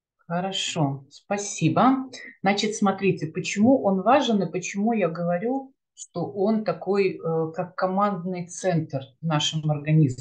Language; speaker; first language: Russian; native; Russian